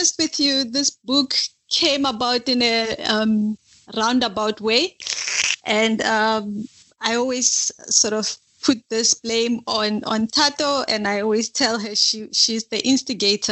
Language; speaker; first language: English; non-native, local second language; Northern Sotho